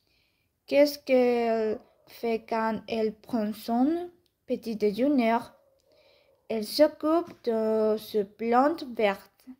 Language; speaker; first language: French; non-native, learner; Spanish